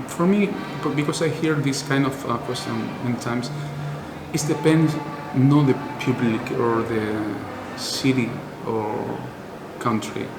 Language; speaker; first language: English; non-native, learner; Spanish